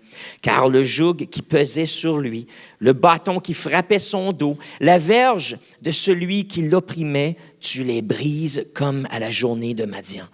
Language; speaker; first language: French; native; French